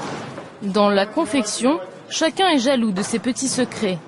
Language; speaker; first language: French; native; French